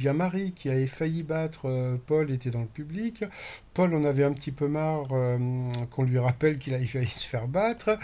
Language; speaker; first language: French; native; French